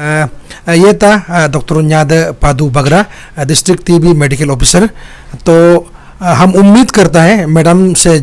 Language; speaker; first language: Hindi; non-native, local second language; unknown